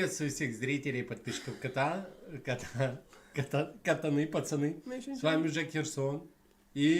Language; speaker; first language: Russian; native; Russian